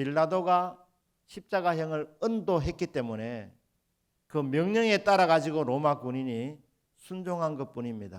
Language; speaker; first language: Korean; native; Korean